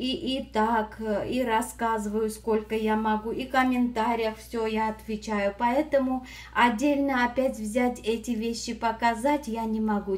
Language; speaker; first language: Russian; non-native, fluent; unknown